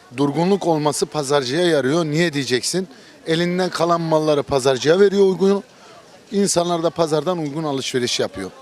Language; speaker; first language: Turkish; native; Turkish